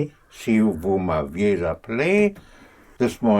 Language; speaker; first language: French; non-native, fluent; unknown